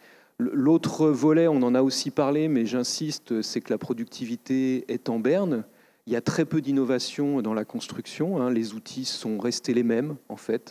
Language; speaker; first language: French; native; French